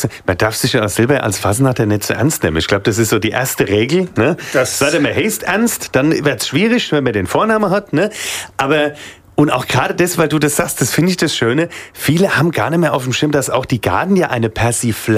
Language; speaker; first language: German; native; German